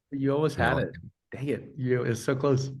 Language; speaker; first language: English; native; English